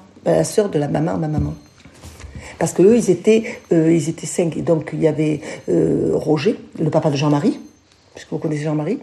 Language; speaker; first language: French; native; French